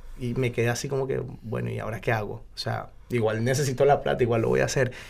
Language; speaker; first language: Spanish; native; Spanish